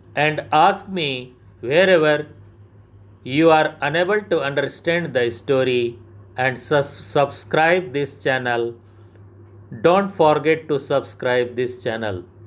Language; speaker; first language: Hindi; native; Hindi